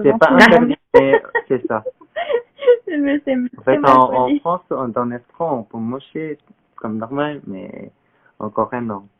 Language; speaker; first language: French; non-native, learner; Korean